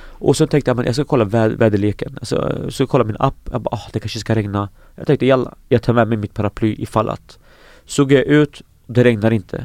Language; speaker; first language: Swedish; early bilingual, other home language; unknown